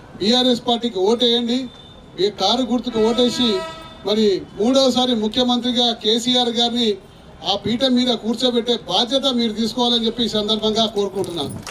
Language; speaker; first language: Telugu; native; Telugu